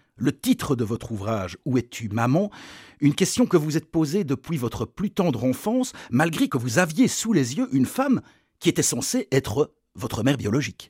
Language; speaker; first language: French; native; French